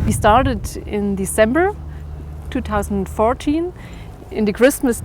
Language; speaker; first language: English; non-native, learner; German